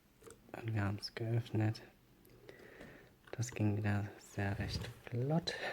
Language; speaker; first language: German; native; German